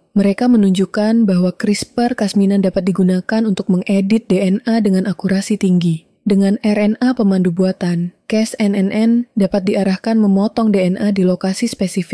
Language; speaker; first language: Indonesian; native; Indonesian